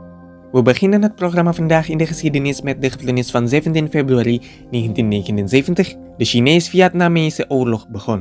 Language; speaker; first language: Dutch; non-native, fluent; Indonesian